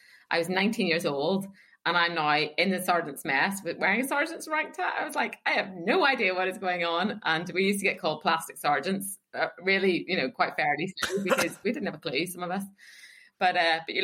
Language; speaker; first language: English; native; English